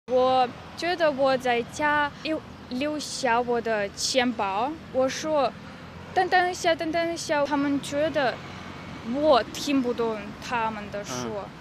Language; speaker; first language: Chinese; non-native, learner; Russian